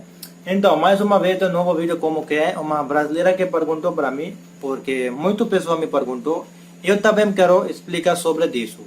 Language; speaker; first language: Portuguese; non-native, learner; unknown